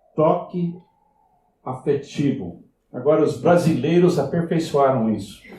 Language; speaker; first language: Portuguese; non-native, fluent; English